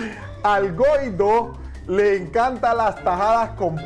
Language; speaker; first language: Spanish; native; Spanish